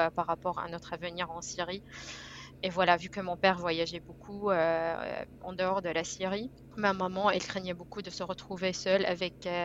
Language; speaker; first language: French; non-native, fluent; Arabic